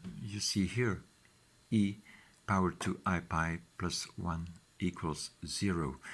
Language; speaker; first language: English; non-native, fluent; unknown